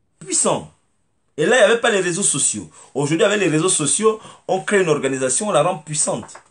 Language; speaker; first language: French; native; French